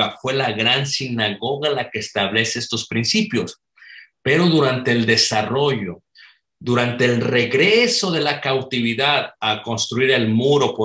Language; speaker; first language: Spanish; native; Spanish